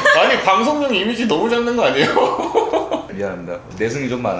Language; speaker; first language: Korean; native; Korean